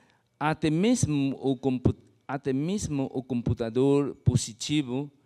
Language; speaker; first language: Portuguese; non-native, fluent; Chinese